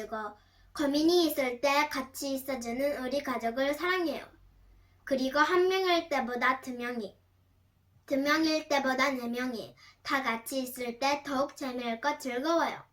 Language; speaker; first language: Korean; early bilingual, heritage; Korean